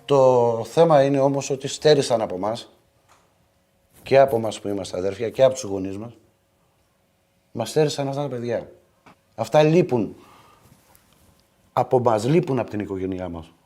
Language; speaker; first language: Greek; native; Greek